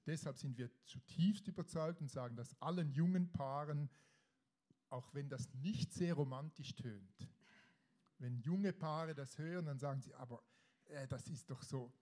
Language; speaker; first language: German; native; German